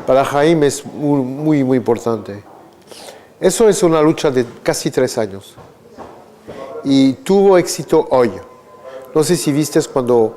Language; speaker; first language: Spanish; early bilingual, heritage; Spanish